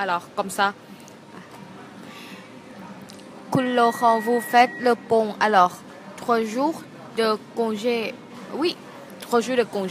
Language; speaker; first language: French; non-native, learner; Thai